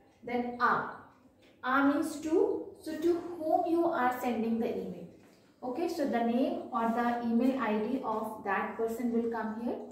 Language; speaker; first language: English; non-native, local second language; Hindi